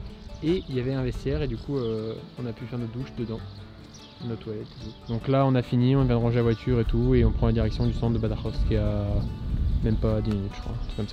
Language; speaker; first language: French; native; French